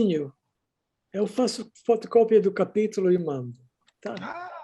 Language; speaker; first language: Portuguese; non-native, fluent; Dutch